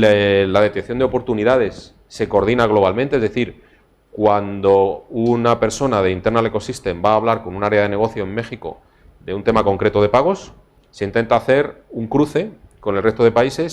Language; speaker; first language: Spanish; native; Spanish